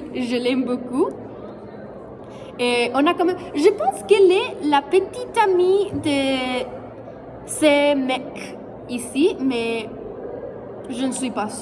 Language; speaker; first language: French; non-native, fluent; Spanish